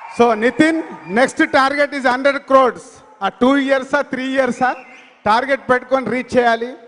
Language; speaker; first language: Telugu; native; Telugu